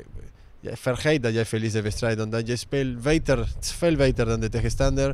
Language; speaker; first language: Dutch; non-native, learner; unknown